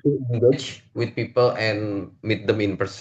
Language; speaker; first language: English; non-native, learner; Indonesian